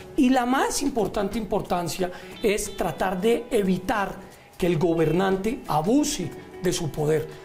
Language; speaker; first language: Spanish; native; Spanish